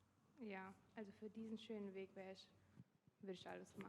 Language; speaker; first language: German; early bilingual, other home language; Turkish